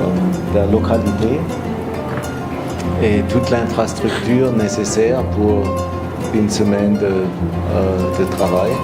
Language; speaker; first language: French; non-native, fluent; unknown